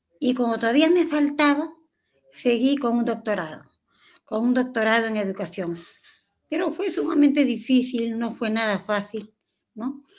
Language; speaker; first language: Spanish; native; Spanish